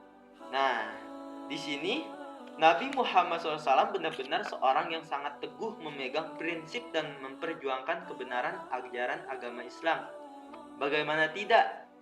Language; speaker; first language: Indonesian; native; Indonesian